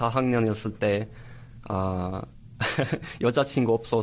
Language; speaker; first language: Korean; non-native, learner; English